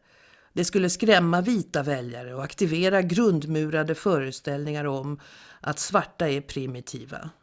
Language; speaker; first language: Swedish; native; Swedish